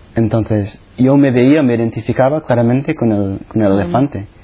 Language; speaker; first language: Spanish; non-native, fluent; Filipino